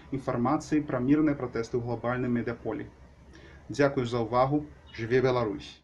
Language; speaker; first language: Belarusian; non-native, learner; Portuguese